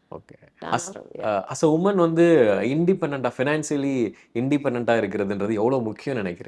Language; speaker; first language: Tamil; native; Tamil